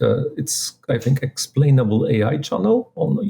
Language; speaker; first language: English; non-native, fluent; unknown